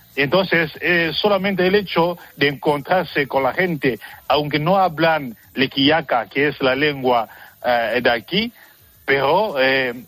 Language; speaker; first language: Spanish; non-native, fluent; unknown